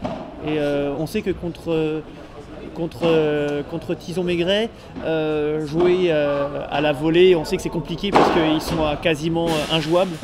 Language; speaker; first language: French; native; French